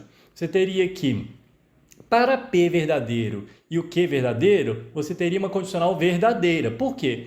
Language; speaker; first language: Portuguese; native; Portuguese